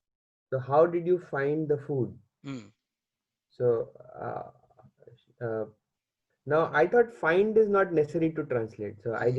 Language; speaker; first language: English; non-native, learner; Hindi